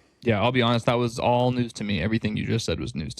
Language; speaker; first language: English; native; English